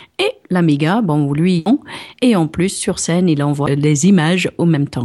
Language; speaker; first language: French; non-native, fluent; English